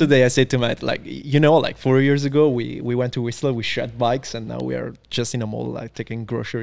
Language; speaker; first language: English; non-native, fluent; Italian